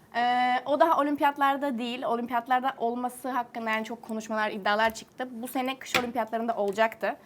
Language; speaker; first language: Turkish; early bilingual, other home language; Finnish